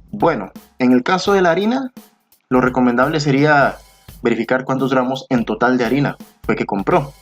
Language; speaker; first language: Spanish; native; Spanish